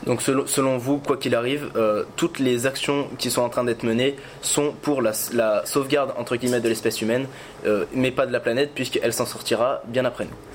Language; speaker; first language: French; native; French